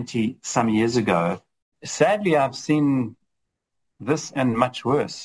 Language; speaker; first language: English; native; English